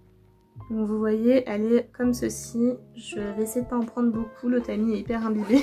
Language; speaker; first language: French; native; French